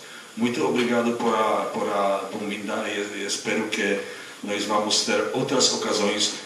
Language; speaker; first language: Portuguese; non-native, fluent; Czech